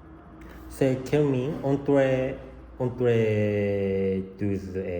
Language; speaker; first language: French; non-native, learner; Japanese